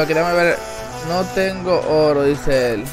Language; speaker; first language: Spanish; native; Spanish